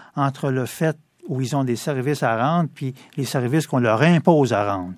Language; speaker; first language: French; native; French